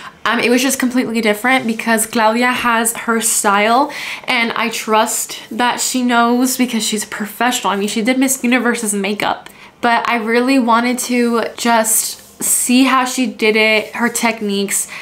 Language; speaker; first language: English; early bilingual, other home language; Spanish